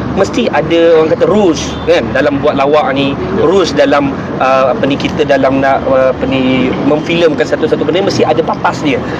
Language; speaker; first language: Malay; native; Malay